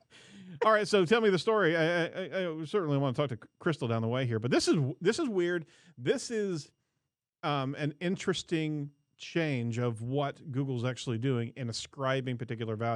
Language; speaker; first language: English; native; English